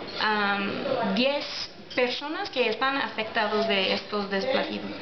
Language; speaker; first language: Spanish; non-native, learner; English